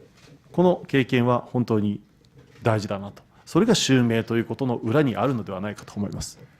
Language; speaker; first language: Japanese; native; Japanese